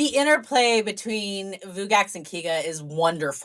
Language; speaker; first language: English; native; English